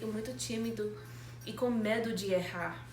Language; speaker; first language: Portuguese; non-native, fluent; English